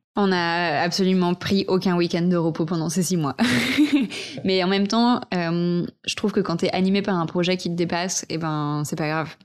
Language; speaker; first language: French; native; French